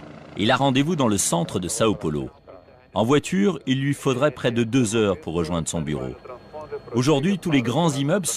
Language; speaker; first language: French; native; French